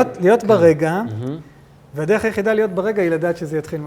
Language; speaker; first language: Hebrew; native; Hebrew